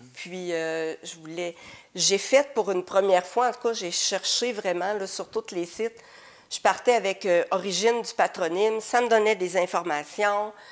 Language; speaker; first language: French; native; French